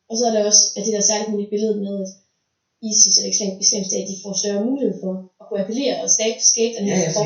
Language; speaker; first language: Danish; native; Danish